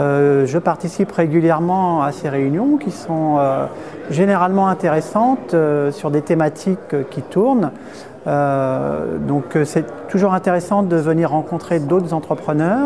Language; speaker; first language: French; native; French